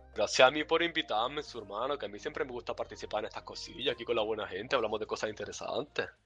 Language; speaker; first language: Spanish; early bilingual, other home language; Russian